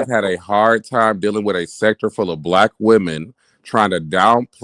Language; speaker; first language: English; native; English